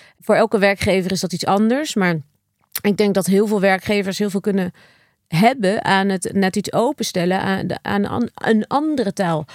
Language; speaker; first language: Dutch; native; Dutch